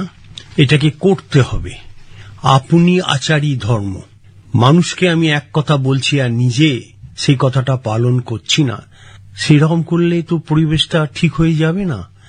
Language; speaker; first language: Bangla; native; Bangla